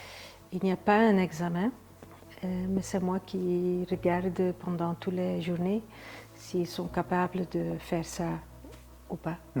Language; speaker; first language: French; non-native, fluent; Dutch